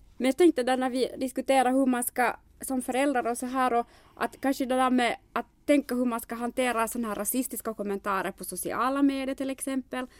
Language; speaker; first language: Swedish; native; Swedish